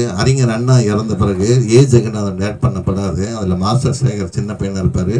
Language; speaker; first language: Tamil; native; Tamil